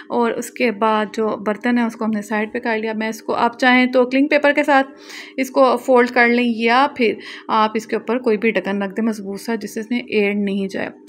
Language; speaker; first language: Urdu; native; Urdu